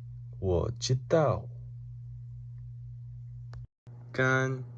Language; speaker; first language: Chinese; non-native, learner; English